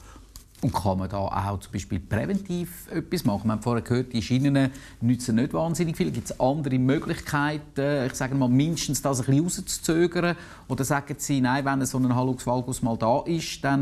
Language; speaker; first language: German; native; German